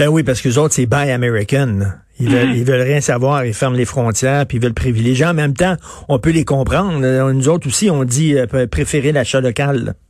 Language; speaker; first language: French; native; French